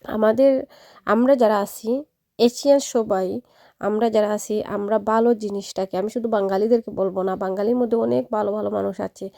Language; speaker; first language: Bangla; non-native, local second language; Sylheti